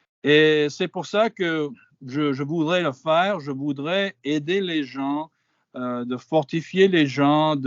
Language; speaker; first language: French; non-native, fluent; English